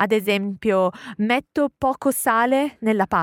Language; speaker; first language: Italian; native; Italian